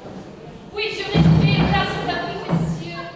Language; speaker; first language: French; non-native, learner; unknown